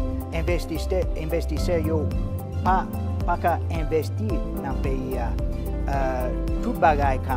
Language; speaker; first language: Haitian Creole; non-native, fluent; English